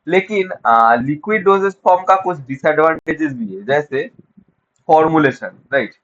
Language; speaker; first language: Hindi; non-native, local second language; Bangla